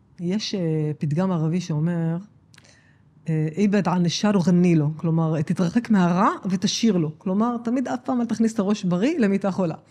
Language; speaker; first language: Hebrew; native; Hebrew